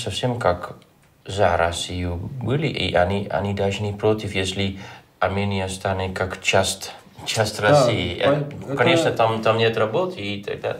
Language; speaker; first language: Russian; non-native, fluent; Dutch